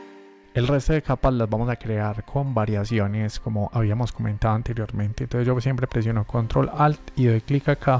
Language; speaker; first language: Spanish; native; Spanish